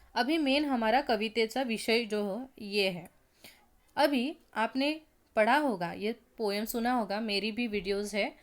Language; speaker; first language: Hindi; non-native, local second language; Marathi